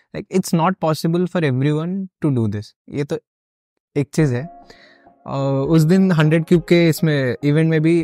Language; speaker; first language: Hindi; non-native, local second language; Odia